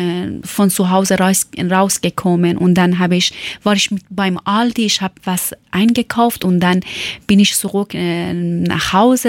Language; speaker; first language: German; non-native, learner; Persian